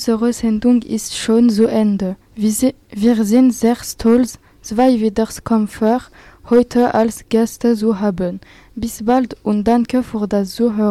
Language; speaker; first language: German; non-native, learner; French